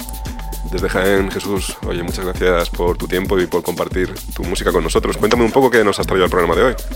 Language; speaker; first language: Spanish; native; Spanish